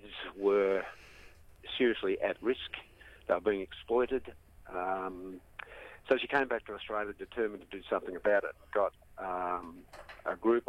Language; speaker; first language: English; native; English